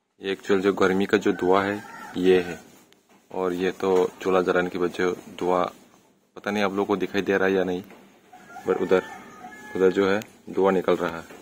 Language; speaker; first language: Hindi; non-native, local second language; Kok Borok